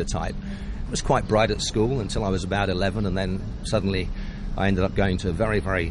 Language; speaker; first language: English; native; English